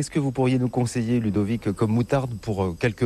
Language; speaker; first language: French; native; French